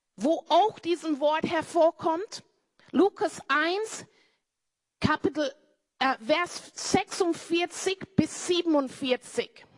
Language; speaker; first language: German; non-native, fluent; English